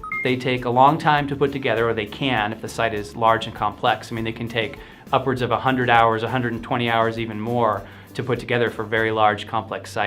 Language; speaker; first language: English; native; English